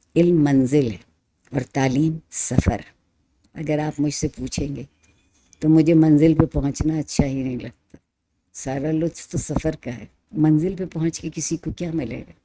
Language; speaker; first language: Urdu; native; Urdu